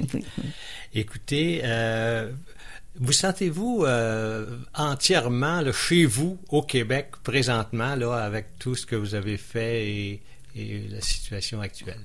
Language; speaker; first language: French; native; French